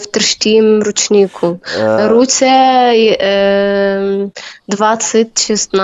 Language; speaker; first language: Czech; non-native, learner; Arabic